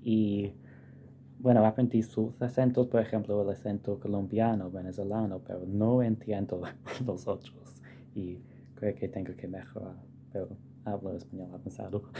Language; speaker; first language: Spanish; non-native, fluent; English